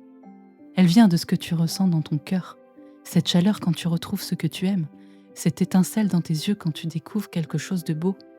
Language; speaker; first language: French; native; French